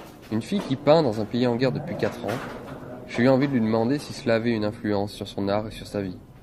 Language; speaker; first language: French; native; French